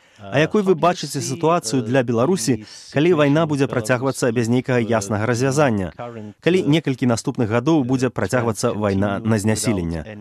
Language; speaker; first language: Belarusian; native; Belarusian